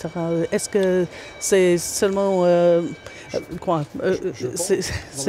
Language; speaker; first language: French; non-native, fluent; English